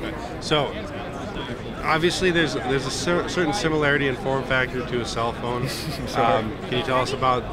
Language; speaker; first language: English; native; English